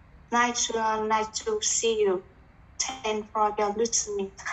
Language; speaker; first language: English; non-native, learner; Vietnamese